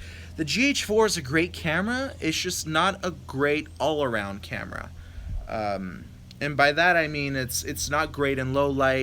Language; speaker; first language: English; native; English